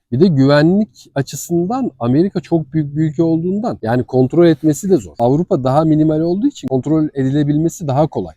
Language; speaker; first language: Turkish; native; Turkish